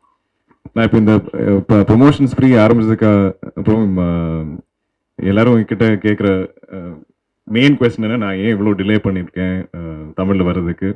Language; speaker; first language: Tamil; non-native, local second language; Malayalam